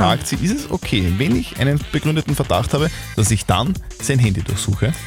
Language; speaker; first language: German; native; German